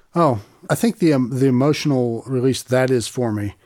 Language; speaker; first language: English; native; English